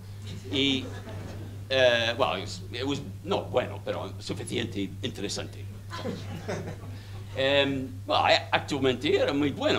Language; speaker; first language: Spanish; non-native, learner; English